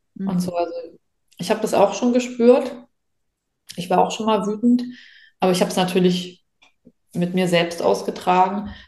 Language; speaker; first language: German; native; German